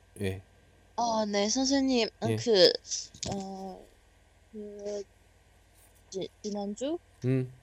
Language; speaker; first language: Korean; non-native, learner; Chinese